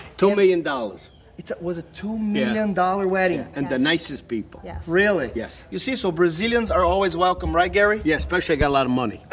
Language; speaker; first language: English; non-native, fluent; Portuguese